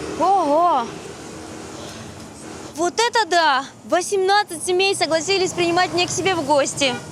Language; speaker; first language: Russian; native; Russian